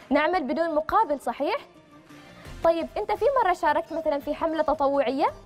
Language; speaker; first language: Arabic; native; Arabic